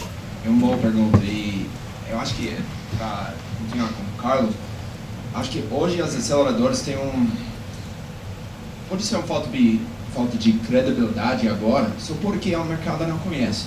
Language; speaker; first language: Portuguese; non-native, fluent; English